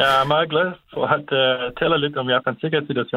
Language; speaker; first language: Danish; non-native, fluent; Japanese